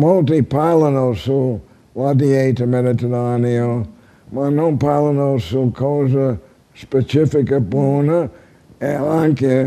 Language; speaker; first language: Italian; non-native, learner; English